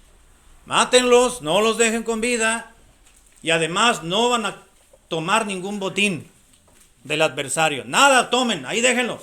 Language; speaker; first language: Spanish; native; Spanish